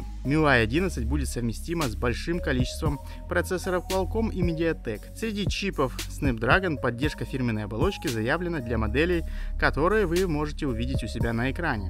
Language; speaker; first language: Russian; native; Russian